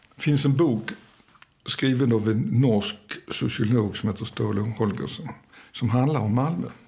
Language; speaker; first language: Swedish; early bilingual, other home language; Danish